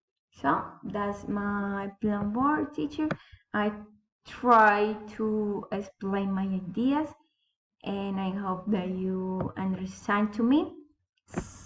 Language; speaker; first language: English; non-native, learner; Spanish